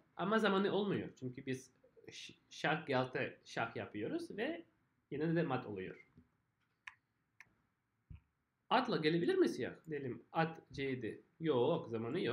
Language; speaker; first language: Turkish; non-native, fluent; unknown